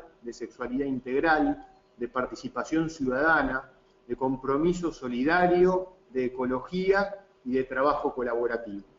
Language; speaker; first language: Spanish; native; Spanish